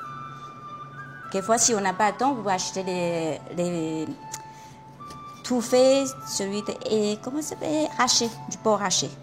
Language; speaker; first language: French; non-native, fluent; Chinese